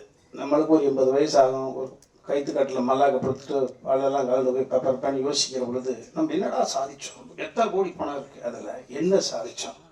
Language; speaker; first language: Tamil; native; Tamil